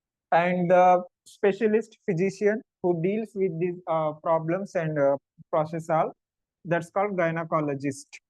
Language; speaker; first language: English; non-native, local second language; Telugu